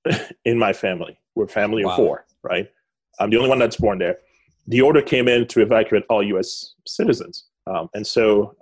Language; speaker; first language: English; non-native, fluent; Lingala